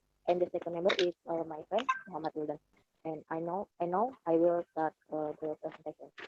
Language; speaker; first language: English; non-native, learner; Indonesian